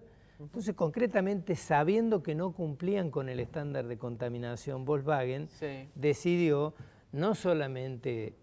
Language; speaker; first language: Spanish; native; Spanish